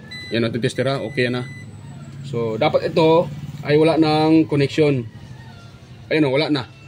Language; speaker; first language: Filipino; native; Filipino